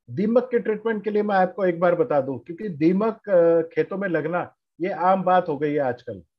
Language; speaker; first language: Hindi; non-native, local second language; Marathi